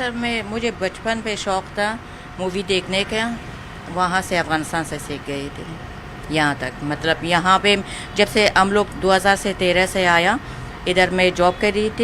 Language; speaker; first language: Hindi; non-native, learner; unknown